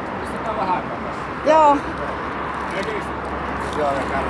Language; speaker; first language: Finnish; non-native, learner; Thai